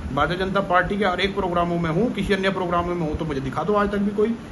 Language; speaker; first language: Hindi; native; Hindi